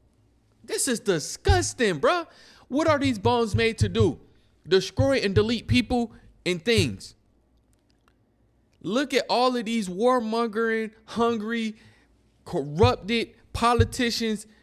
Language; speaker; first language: English; native; English